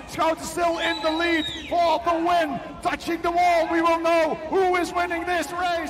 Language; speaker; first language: English; non-native, fluent; Dutch